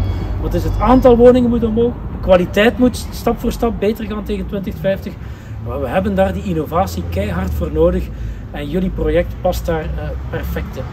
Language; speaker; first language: Dutch; native; Dutch